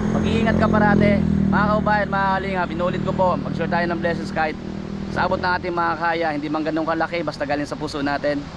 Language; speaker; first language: Filipino; native; Filipino